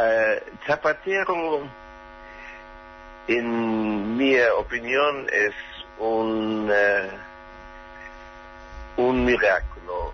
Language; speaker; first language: Spanish; non-native, learner; German